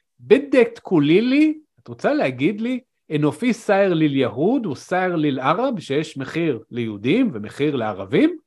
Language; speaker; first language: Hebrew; native; Hebrew